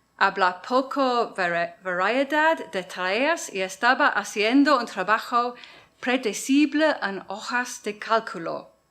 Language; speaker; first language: Spanish; non-native, learner; English